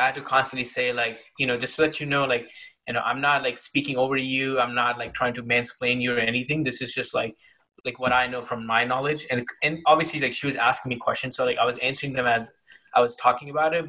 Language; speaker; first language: English; non-native, local second language; Hindi